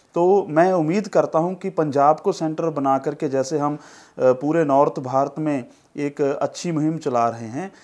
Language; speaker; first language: Hindi; non-native, local second language; Punjabi